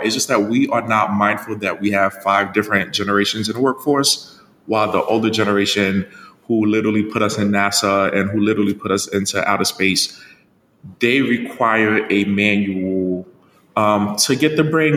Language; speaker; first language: English; early bilingual, other home language; Haitian Creole